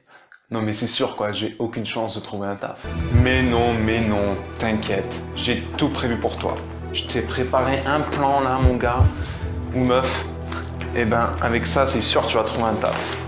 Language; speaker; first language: French; native; French